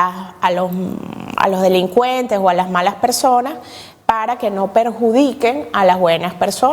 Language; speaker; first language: Spanish; native; Spanish